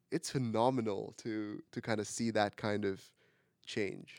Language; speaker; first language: English; non-native, local second language; Marathi